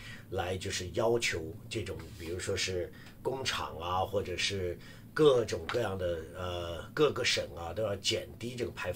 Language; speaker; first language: Chinese; native; Chinese